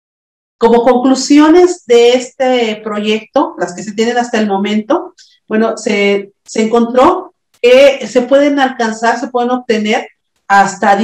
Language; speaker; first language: Spanish; native; Spanish